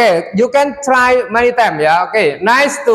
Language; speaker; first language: English; non-native, fluent; Indonesian